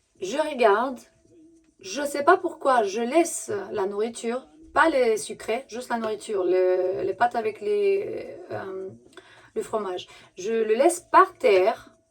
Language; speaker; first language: French; non-native, fluent; Romanian